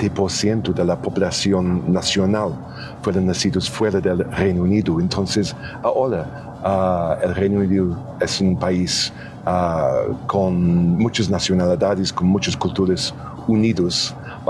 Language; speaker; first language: Spanish; non-native, fluent; English